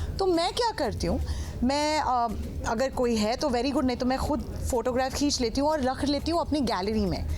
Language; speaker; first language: Hindi; non-native, local second language; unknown